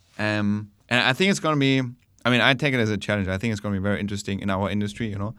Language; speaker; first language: English; non-native, fluent; German